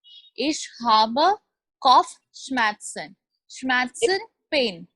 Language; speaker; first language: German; non-native, learner; Hindi